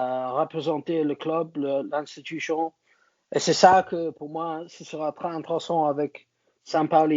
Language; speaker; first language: French; non-native, learner; English